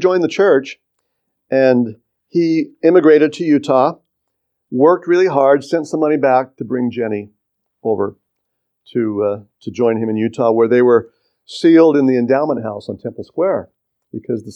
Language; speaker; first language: English; native; English